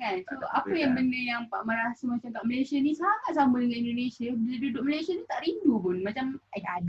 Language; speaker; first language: Malay; native; Malay